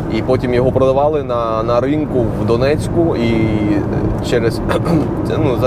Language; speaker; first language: Ukrainian; non-native, local second language; Russian